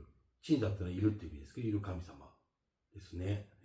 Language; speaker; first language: Japanese; native; Japanese